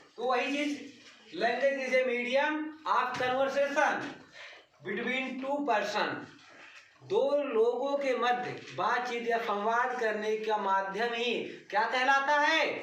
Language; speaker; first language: Hindi; native; Hindi